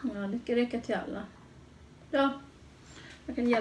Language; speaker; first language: Swedish; non-native, learner; Thai